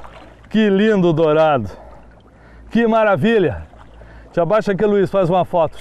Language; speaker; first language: Portuguese; native; Portuguese